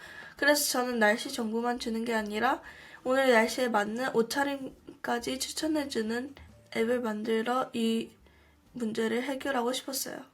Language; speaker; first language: Korean; early bilingual, heritage; Korean